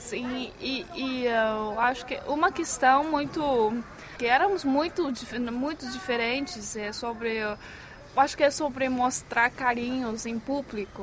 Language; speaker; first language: Portuguese; non-native, fluent; Chinese